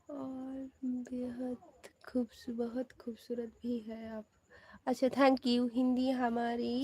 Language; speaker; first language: Hindi; non-native, learner; Bangla